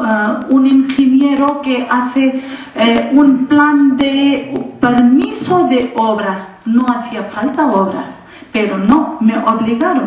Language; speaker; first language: Spanish; non-native, learner; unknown